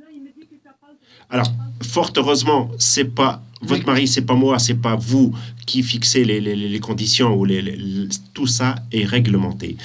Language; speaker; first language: French; native; French